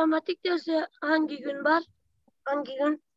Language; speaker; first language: Turkish; non-native, learner; Persian